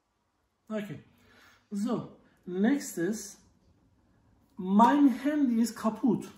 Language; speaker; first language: German; non-native, learner; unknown